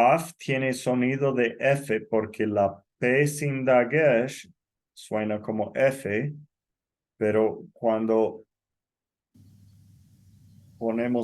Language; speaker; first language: Spanish; non-native, fluent; English